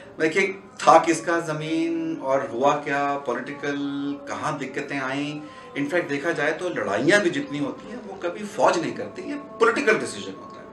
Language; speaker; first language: Hindi; native; Hindi